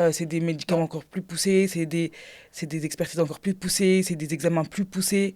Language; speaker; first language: French; native; French